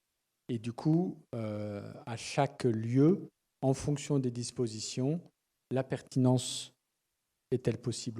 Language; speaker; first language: French; native; French